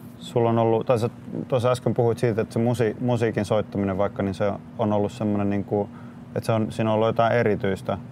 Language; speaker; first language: Finnish; native; Finnish